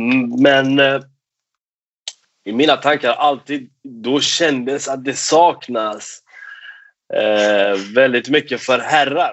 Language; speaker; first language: Swedish; non-native, fluent; Persian